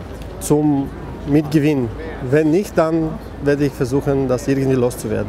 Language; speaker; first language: German; non-native, fluent; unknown